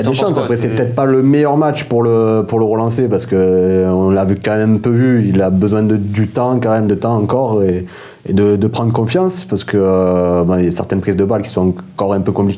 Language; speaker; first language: French; native; French